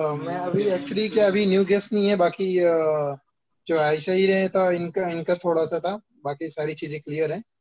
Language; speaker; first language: Hindi; native; Hindi